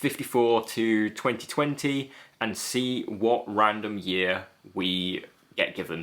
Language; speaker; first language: English; native; English